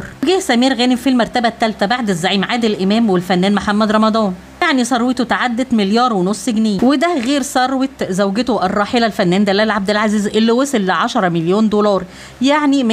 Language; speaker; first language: Arabic; native; Arabic